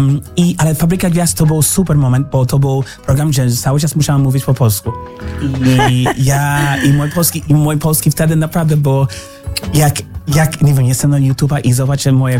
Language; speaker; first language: Polish; non-native, learner; English